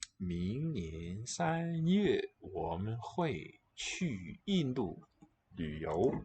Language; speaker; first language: Chinese; non-native, learner; English